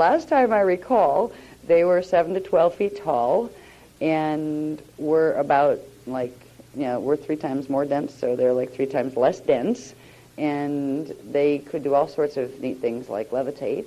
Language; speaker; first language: English; native; English